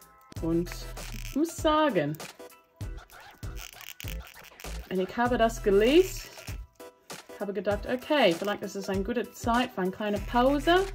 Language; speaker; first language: German; non-native, learner; English